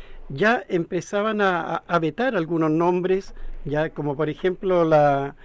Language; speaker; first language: Spanish; native; Spanish